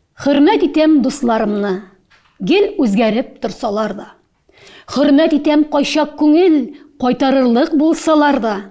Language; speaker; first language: Tatar; native; Tatar